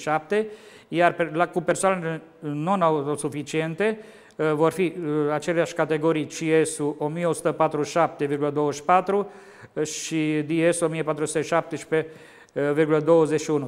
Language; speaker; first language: Romanian; native; Romanian